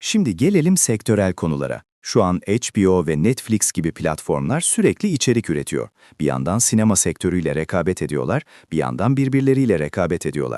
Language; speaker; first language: Turkish; native; Turkish